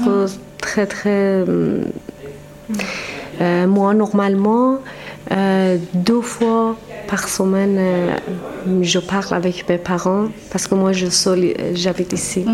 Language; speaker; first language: French; non-native, learner; Persian